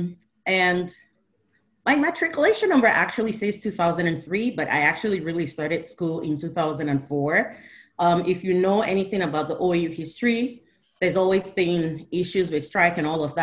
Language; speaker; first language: English; non-native, local second language; Igbo